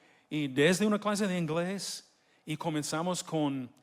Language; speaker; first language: Spanish; non-native, fluent; English